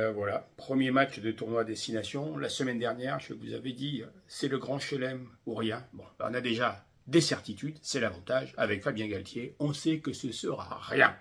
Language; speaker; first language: French; native; French